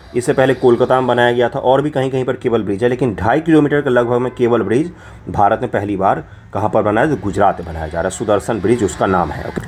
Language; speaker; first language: Hindi; non-native, local second language; Maithili